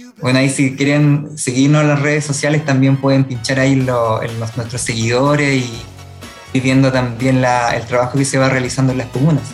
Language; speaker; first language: Spanish; native; Spanish